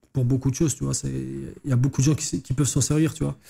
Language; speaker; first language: French; native; French